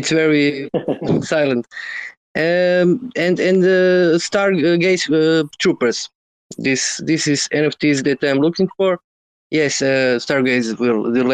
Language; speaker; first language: English; non-native, learner; Croatian